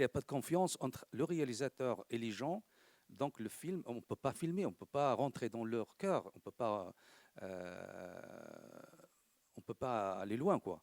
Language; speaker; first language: French; non-native, local second language; Arabic